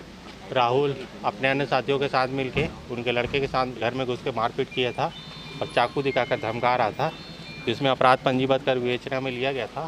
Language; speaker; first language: Hindi; native; Hindi